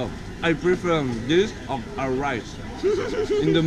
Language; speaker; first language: English; non-native, learner; French